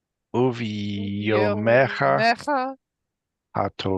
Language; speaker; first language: Hebrew; non-native, learner; English